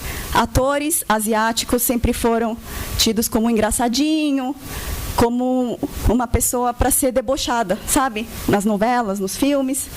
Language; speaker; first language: Portuguese; early bilingual, other home language; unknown